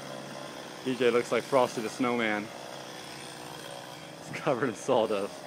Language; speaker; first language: English; native; English